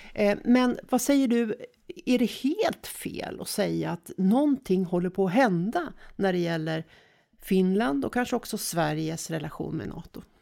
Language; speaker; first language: Swedish; native; Swedish